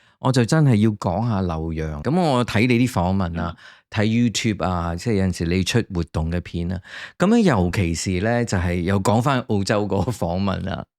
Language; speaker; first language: Cantonese; native; Cantonese